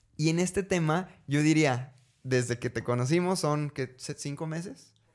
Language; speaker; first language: Spanish; native; Spanish